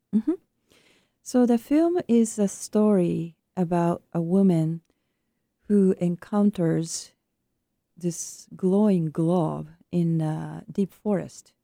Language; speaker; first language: English; non-native, fluent; Japanese